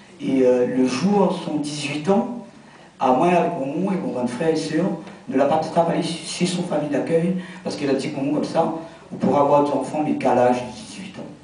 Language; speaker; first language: French; non-native, local second language; Réunion Creole French